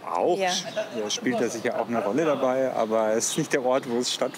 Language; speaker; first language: German; native; German